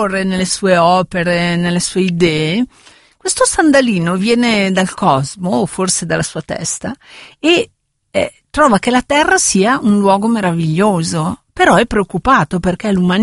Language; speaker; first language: Italian; native; Italian